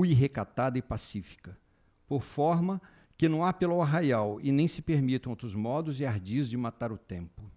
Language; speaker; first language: Portuguese; native; Portuguese